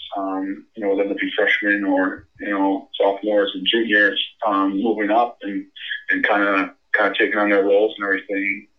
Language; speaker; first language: English; native; English